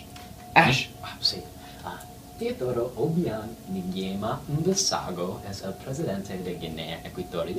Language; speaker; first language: Spanish; non-native, learner; English